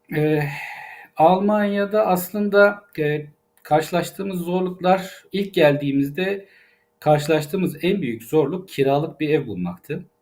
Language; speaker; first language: Turkish; native; Turkish